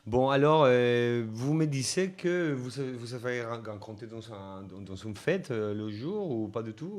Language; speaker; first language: French; non-native, fluent; Spanish